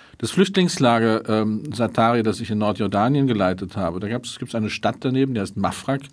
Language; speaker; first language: German; native; German